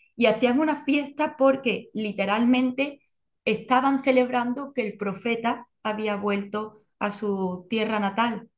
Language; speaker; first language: Spanish; native; Spanish